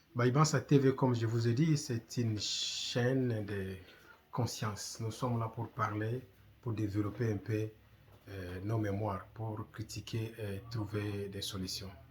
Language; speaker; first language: French; non-native, local second language; Lingala